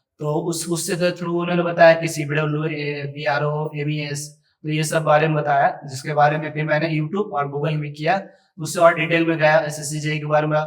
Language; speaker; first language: Hindi; native; Hindi